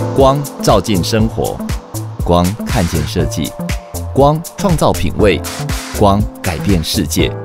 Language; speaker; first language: Chinese; native; Chinese